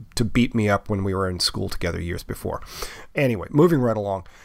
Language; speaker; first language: English; native; English